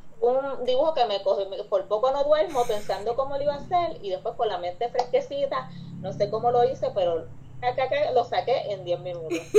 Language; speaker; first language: Spanish; native; Spanish